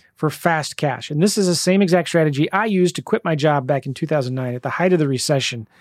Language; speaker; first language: English; native; English